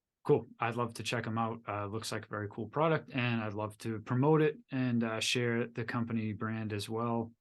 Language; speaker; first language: English; native; English